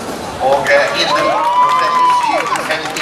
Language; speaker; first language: Norwegian; native; Norwegian